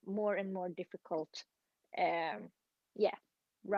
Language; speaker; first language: English; non-native, fluent; Swedish